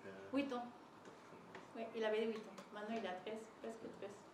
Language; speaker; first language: French; non-native, learner; Spanish